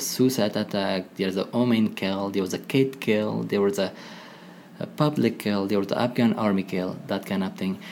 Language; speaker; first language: English; non-native, learner; Persian